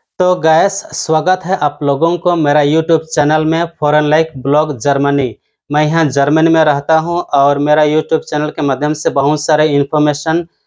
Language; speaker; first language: Hindi; non-native, local second language; Odia